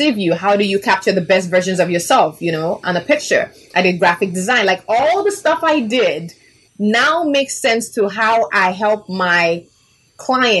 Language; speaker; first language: English; non-native, local second language; Yoruba